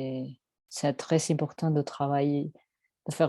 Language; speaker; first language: French; non-native, learner; Spanish